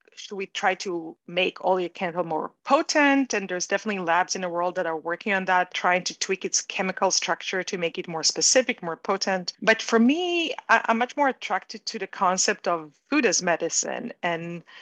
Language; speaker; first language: English; non-native, fluent; Hebrew